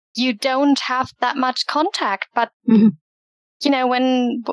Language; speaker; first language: English; early bilingual, other home language; German